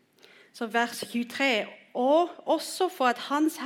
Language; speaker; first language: Norwegian; non-native, fluent; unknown